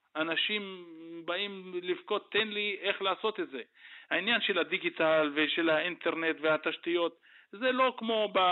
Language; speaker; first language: Hebrew; non-native, local second language; Arabic